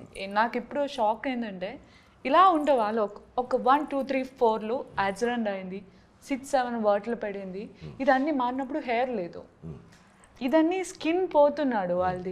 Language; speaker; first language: Telugu; non-native, learner; Malayalam